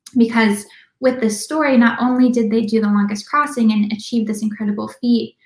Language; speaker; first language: English; native; English